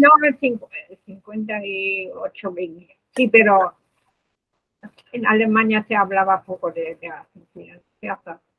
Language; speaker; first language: Spanish; non-native, fluent; German